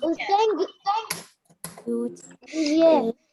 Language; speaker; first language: French; non-native, learner; Arabic